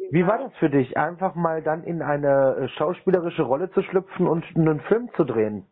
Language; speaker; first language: German; native; German